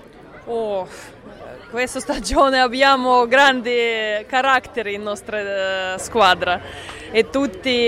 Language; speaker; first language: Italian; non-native, learner; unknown